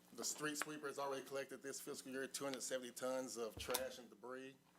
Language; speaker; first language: English; native; English